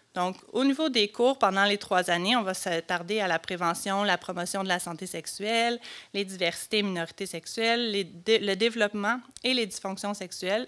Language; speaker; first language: French; native; French